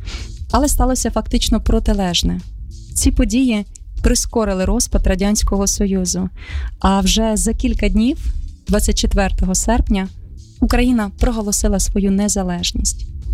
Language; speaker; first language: Ukrainian; native; Ukrainian